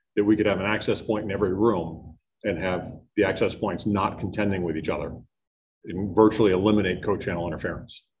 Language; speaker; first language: English; native; English